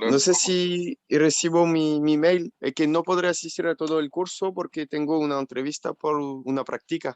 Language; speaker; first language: Spanish; non-native, fluent; French